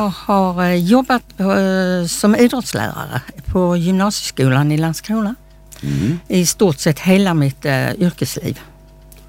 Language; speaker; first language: Swedish; native; Swedish